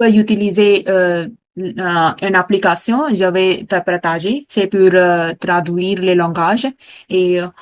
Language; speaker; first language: French; non-native, learner; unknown